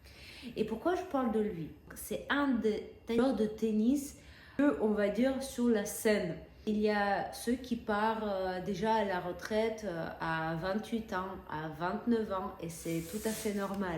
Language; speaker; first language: French; non-native, fluent; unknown